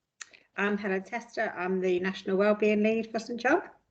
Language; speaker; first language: English; native; English